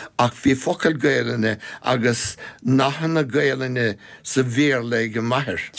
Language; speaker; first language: Irish; non-native, local second language; English